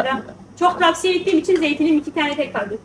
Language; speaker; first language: Turkish; native; Turkish